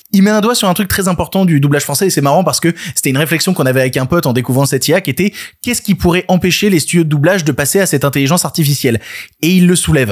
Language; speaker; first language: French; native; French